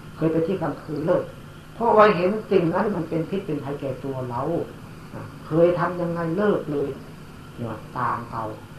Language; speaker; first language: Thai; native; Thai